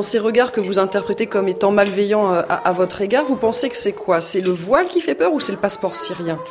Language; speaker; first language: French; native; French